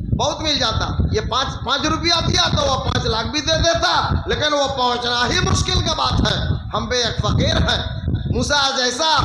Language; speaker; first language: Urdu; non-native, local second language; Bangla